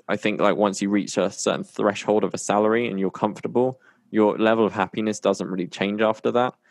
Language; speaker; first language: English; native; English